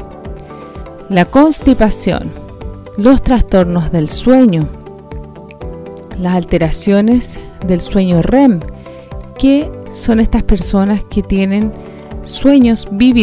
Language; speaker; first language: Spanish; native; Spanish